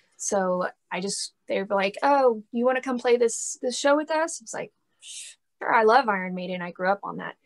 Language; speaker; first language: English; native; English